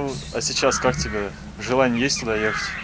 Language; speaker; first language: Russian; native; Russian